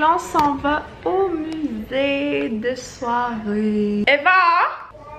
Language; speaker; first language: French; native; French